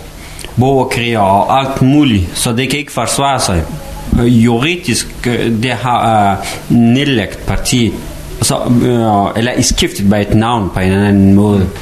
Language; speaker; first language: Danish; non-native, fluent; Persian